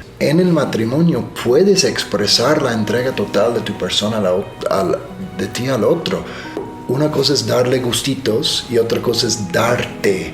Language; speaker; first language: Spanish; non-native, fluent; English